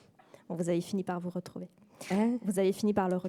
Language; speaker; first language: French; native; French